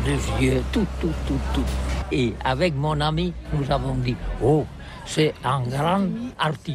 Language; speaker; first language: French; non-native, learner; Catalan